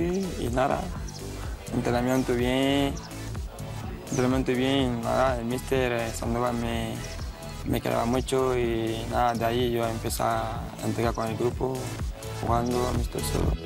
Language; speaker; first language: Spanish; non-native, fluent; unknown